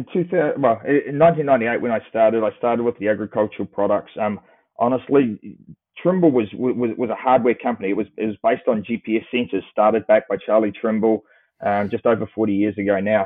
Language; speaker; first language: English; native; English